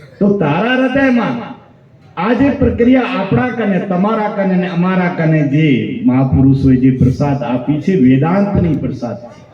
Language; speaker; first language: Gujarati; non-native, local second language; Kachhi